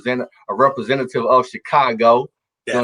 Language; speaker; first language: English; native; English